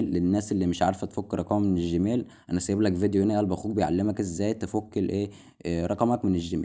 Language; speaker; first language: Arabic; native; Arabic